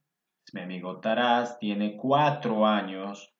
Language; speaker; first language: Spanish; non-native, fluent; English